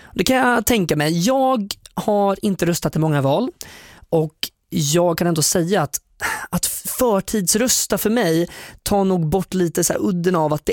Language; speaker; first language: Swedish; native; Swedish